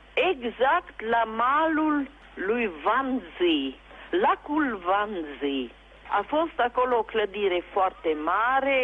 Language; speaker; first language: Romanian; non-native, local second language; German